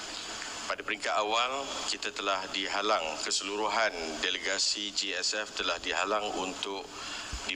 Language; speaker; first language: Malay; native; Malay